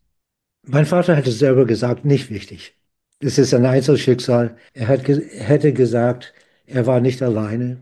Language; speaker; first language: German; non-native, fluent; English